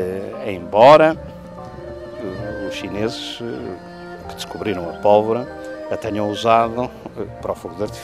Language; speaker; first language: Portuguese; native; Portuguese